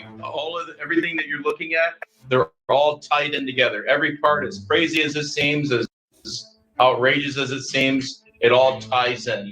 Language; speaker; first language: English; native; English